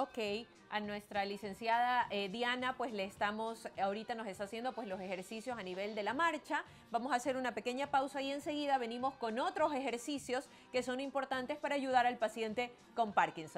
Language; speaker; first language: Spanish; native; Spanish